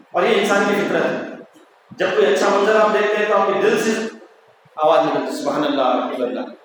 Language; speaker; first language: Urdu; native; Urdu